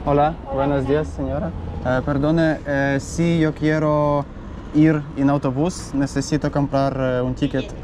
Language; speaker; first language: Spanish; non-native, learner; Russian